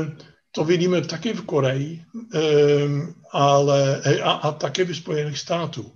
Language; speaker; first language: Czech; non-native, fluent; Dutch